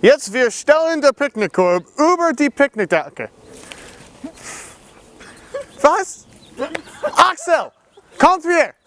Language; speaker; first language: German; non-native, learner; English